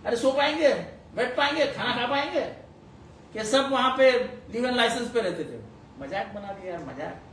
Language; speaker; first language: Hindi; non-native, local second language; Marathi